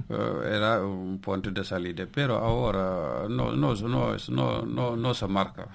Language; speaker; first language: Spanish; non-native, local second language; Wolof